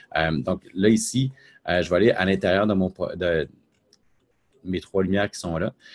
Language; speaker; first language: French; native; French